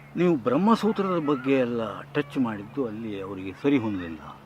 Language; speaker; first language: Kannada; native; Kannada